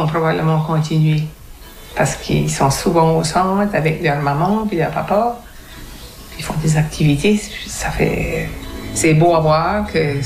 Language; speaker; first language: French; native; French